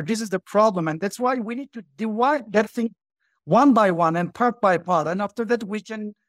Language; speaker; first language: English; non-native, fluent; Turkish